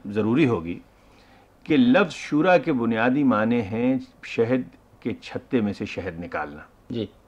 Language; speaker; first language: Urdu; native; Urdu